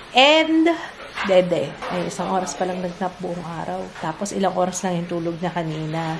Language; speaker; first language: Filipino; native; Filipino